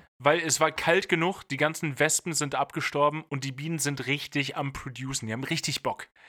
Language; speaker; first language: German; native; German